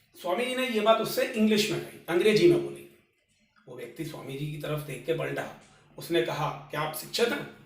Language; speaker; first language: Hindi; native; Hindi